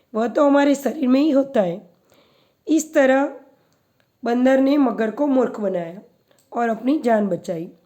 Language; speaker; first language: Hindi; non-native, local second language; Gujarati